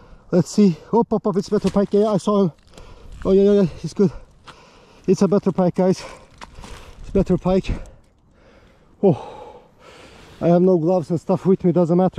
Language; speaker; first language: English; non-native, fluent; Swedish